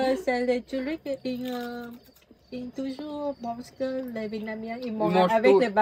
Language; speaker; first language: French; non-native, learner; Vietnamese